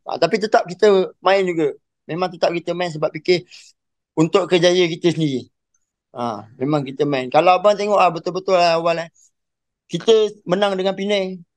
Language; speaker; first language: Malay; native; Malay